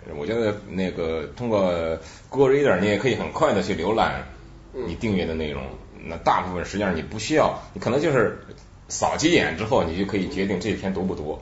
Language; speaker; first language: Chinese; native; Chinese